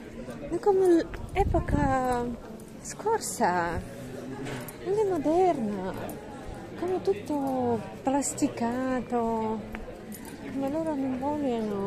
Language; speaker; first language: Italian; non-native, learner; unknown